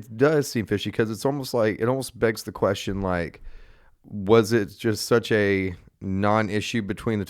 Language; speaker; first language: English; native; English